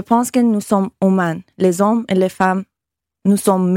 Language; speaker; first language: French; non-native, learner; Persian